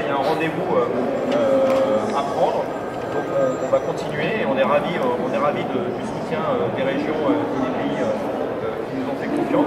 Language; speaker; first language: French; native; French